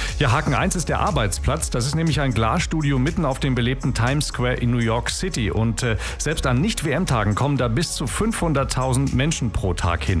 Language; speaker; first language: German; native; German